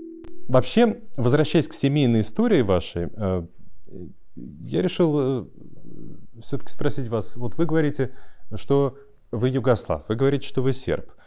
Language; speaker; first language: Russian; native; Russian